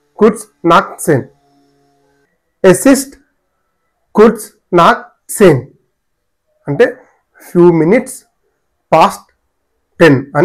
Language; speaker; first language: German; non-native, fluent; Telugu